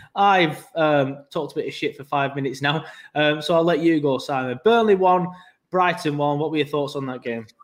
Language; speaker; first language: English; native; English